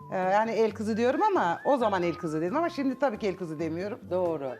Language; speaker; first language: Turkish; native; Turkish